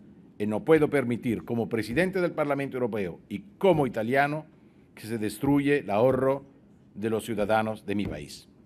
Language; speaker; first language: Spanish; non-native, fluent; Italian